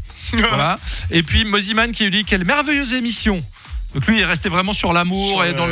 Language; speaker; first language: French; native; French